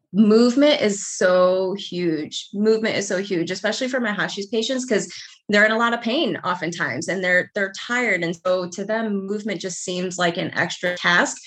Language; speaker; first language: English; native; English